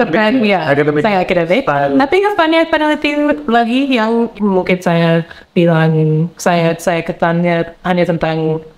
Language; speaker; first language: Indonesian; non-native, learner; English